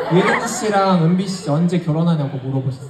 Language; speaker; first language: Korean; non-native, fluent; Chinese